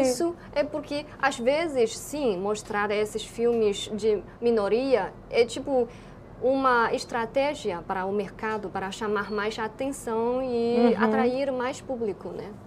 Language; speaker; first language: Portuguese; non-native, fluent; Chinese